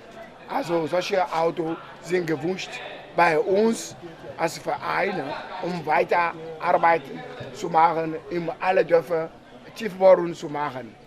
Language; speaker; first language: German; non-native, learner; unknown